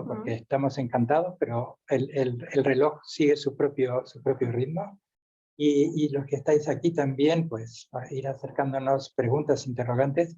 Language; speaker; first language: Spanish; native; Spanish